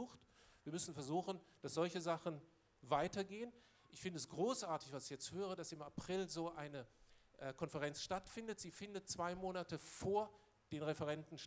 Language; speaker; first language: German; non-native, local second language; Luxembourgish